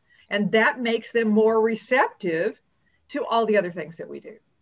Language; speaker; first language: English; native; English